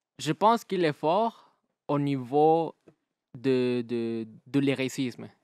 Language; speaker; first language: French; non-native, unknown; Spanish